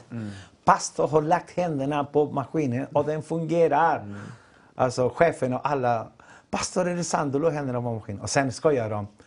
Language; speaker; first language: Swedish; non-native, fluent; Spanish